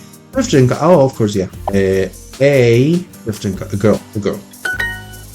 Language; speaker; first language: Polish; non-native, learner; English